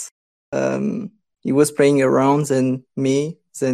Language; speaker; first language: English; non-native, fluent; French